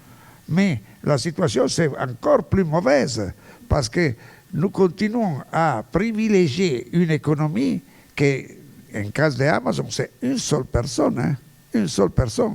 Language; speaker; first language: French; non-native, fluent; Italian